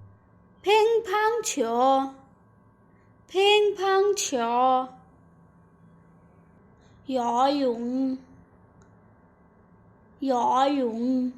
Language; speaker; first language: Chinese; non-native, fluent; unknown